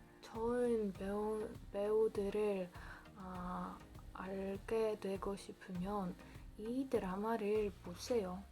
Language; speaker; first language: Korean; non-native, learner; Polish